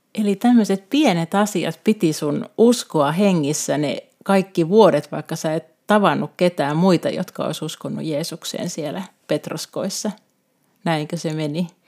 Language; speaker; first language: Finnish; native; Finnish